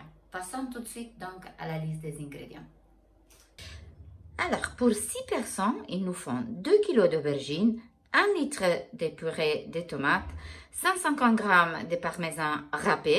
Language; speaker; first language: French; non-native, fluent; Italian